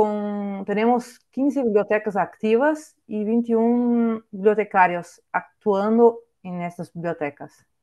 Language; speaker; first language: Spanish; non-native, fluent; Portuguese